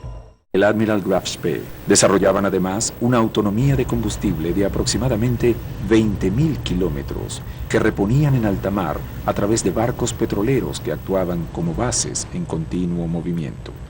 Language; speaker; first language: Spanish; native; Spanish